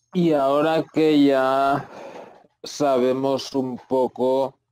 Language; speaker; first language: Spanish; native; Spanish